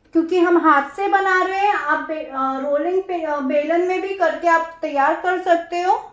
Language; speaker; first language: Hindi; native; Hindi